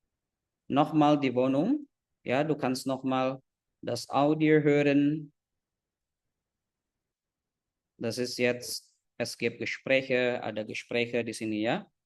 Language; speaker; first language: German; non-native, fluent; Indonesian